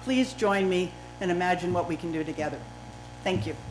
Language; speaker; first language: English; native; English